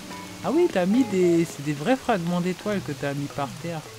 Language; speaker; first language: French; native; French